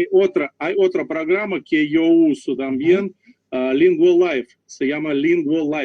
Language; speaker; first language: Spanish; non-native, learner; Russian